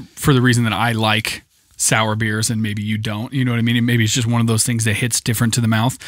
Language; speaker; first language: English; native; English